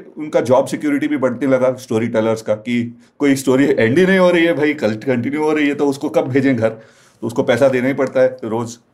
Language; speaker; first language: Hindi; non-native, local second language; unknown